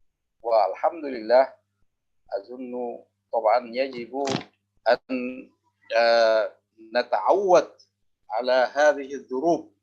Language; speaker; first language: Arabic; non-native, local second language; Indonesian